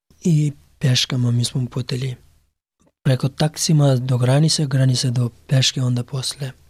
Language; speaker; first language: Serbian; non-native, learner; Pashto